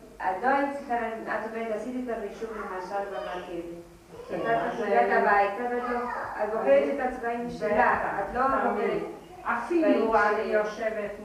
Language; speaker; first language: Hebrew; non-native, fluent; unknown